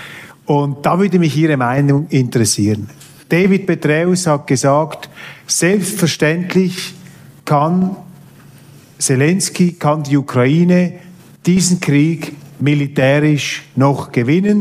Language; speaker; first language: German; native; German